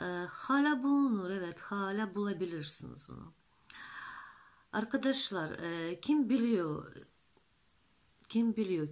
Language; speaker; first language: Turkish; non-native, fluent; Russian